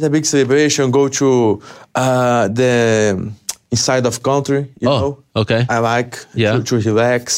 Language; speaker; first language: English; non-native, learner; Portuguese